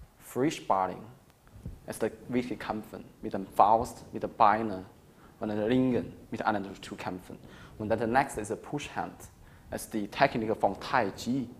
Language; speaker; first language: German; non-native, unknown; Chinese